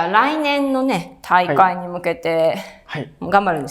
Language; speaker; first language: Japanese; native; Japanese